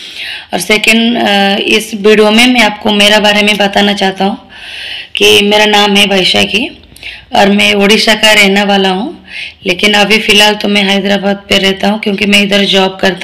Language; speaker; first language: Hindi; non-native, local second language; Odia